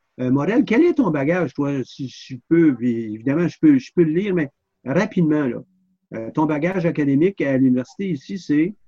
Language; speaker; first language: French; native; French